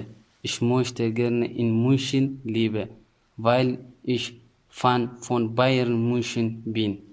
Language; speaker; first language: German; non-native, learner; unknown